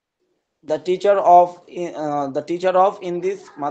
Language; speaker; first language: English; non-native, learner; Bangla